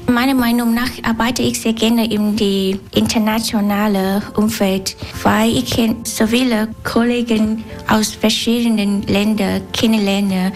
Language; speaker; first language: German; non-native, learner; Vietnamese